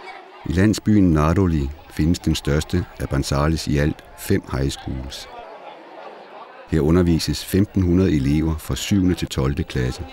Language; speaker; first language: Danish; native; Danish